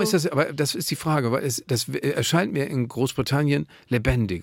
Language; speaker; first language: German; native; German